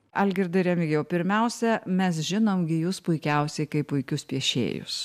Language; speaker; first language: Lithuanian; native; Lithuanian